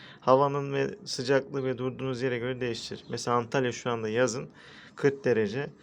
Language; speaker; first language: Turkish; native; Turkish